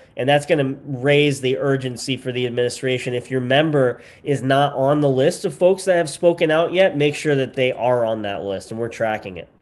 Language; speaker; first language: English; native; English